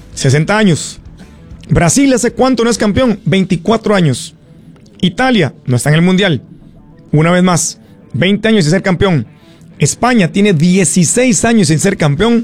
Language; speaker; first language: Spanish; native; Spanish